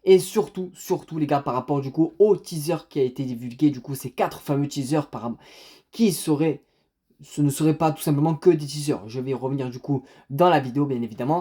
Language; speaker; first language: French; native; French